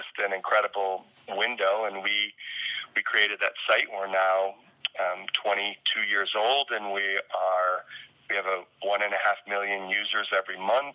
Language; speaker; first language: English; native; English